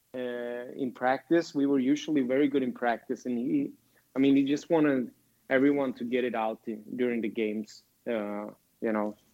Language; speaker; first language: English; non-native, fluent; Swedish